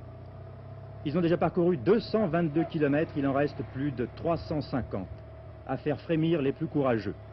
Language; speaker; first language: French; native; French